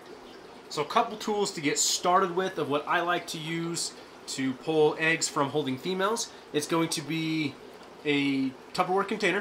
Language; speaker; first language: English; native; English